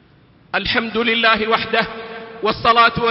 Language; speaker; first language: Arabic; native; Arabic